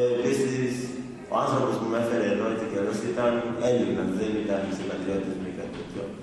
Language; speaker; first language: Greek; early bilingual, other home language; Swahili